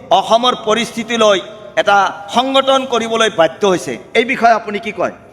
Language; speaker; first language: Assamese; native; Assamese